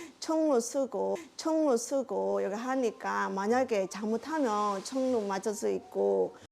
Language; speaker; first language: Korean; non-native, learner; Burmese